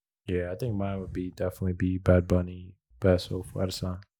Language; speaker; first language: English; native; English